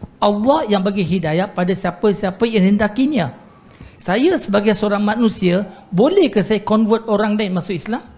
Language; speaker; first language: Malay; non-native, local second language; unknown